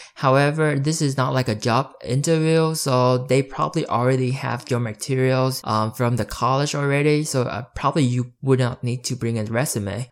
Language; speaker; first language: English; early bilingual, other home language; Vietnamese